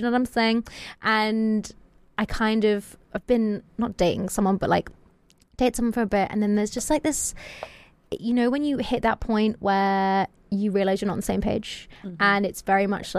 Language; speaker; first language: English; native; English